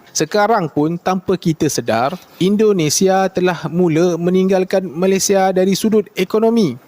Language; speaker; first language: Malay; native; Malay